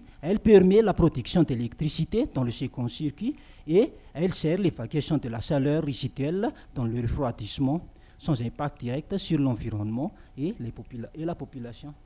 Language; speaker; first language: French; non-native, local second language; Malagasy